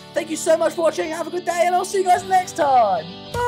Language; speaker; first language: English; native; English